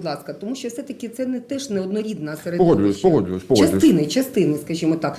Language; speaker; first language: Ukrainian; native; Ukrainian